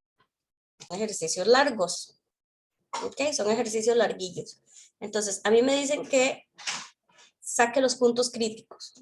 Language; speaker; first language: Spanish; native; Spanish